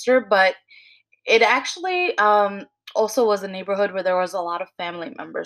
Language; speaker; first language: English; early bilingual, other home language; Spanish